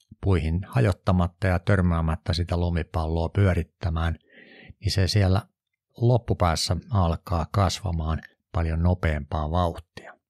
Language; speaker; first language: Finnish; native; Finnish